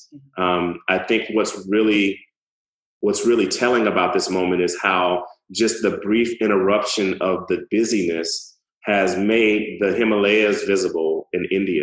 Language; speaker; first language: English; native; English